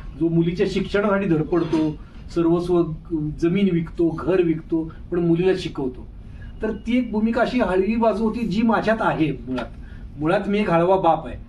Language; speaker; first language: Marathi; native; Marathi